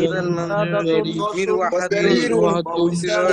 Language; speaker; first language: Arabic; non-native, learner; Bangla